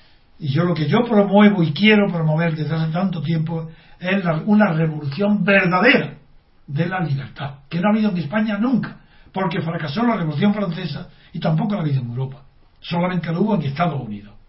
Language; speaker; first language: Spanish; native; Spanish